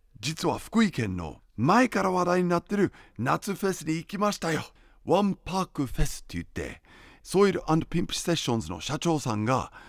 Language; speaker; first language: Japanese; non-native, fluent; English